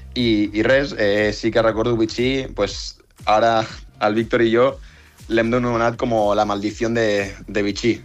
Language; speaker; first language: Catalan; non-native, local second language; Spanish